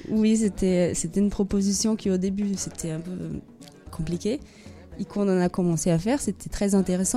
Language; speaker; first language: French; non-native, fluent; Portuguese